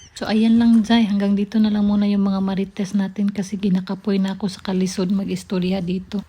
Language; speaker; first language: Filipino; non-native, local second language; Cebuano